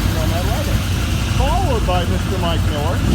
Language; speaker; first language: English; native; English